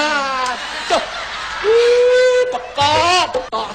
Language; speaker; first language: Indonesian; non-native, local second language; Javanese